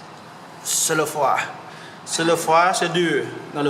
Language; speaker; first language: French; non-native, learner; Vietnamese